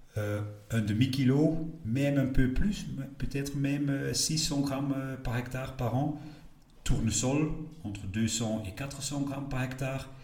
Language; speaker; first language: French; non-native, local second language; Dutch